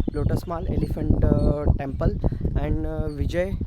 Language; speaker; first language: Hindi; non-native, local second language; Marathi